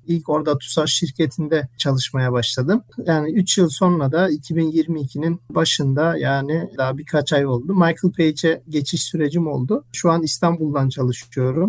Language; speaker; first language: Turkish; early bilingual, heritage; Turkish